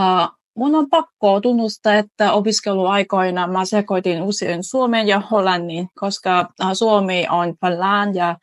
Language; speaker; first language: Finnish; non-native, fluent; Vietnamese